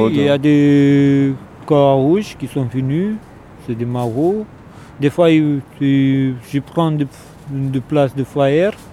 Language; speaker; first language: French; non-native, learner; Romanian